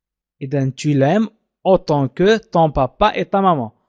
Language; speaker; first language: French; non-native, fluent; Arabic